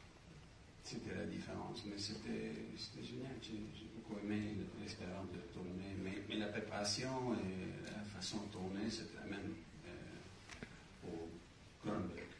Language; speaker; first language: French; non-native, fluent; English